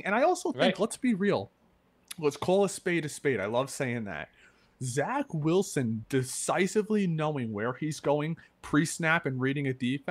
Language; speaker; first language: English; native; English